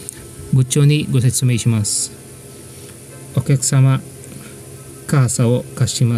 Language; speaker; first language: Japanese; non-native, fluent; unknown